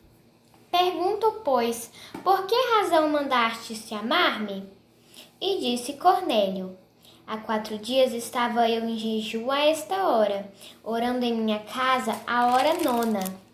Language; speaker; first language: Portuguese; native; Portuguese